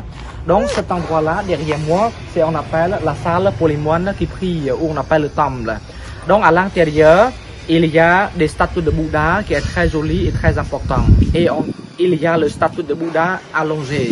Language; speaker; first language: French; non-native, fluent; Khmer